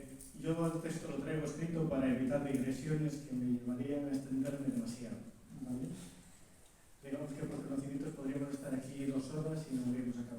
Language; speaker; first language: Spanish; native; Spanish